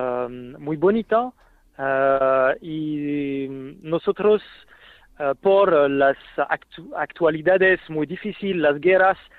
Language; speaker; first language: Spanish; non-native, fluent; French